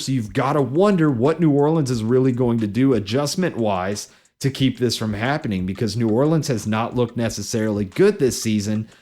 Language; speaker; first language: English; native; English